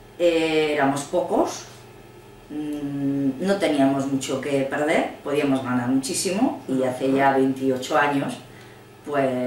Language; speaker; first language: Spanish; native; Spanish